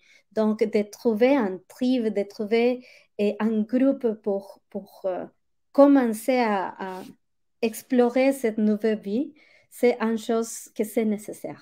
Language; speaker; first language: French; non-native, fluent; Spanish